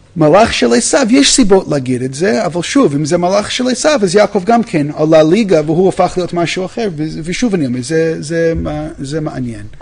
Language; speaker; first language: Hebrew; non-native, fluent; English